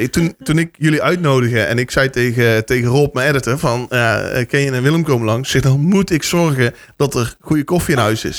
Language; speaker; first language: Dutch; native; Dutch